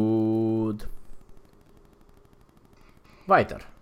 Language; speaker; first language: German; non-native, fluent; Romanian